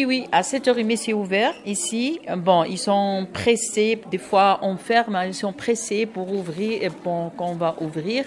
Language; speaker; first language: French; non-native, fluent; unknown